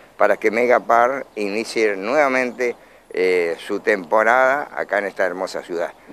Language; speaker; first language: Spanish; native; Spanish